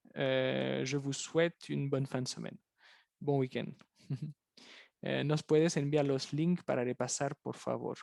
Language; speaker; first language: Spanish; native; Spanish